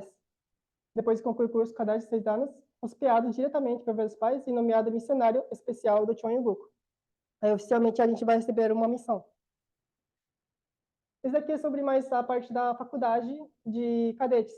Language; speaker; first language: Portuguese; non-native, learner; Korean